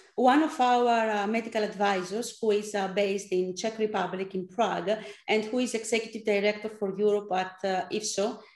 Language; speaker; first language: English; non-native, fluent; Greek